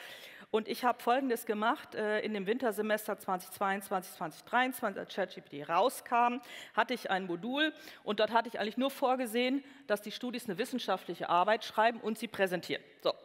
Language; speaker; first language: German; native; German